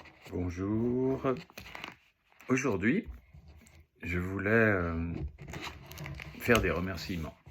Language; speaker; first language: French; native; French